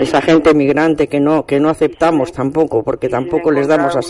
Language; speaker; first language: Spanish; native; Spanish